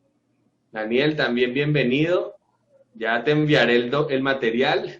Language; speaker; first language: Spanish; native; Spanish